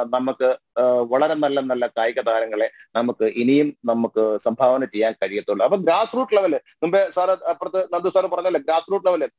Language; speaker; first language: Malayalam; native; Malayalam